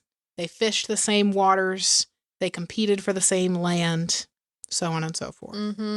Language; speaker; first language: English; native; English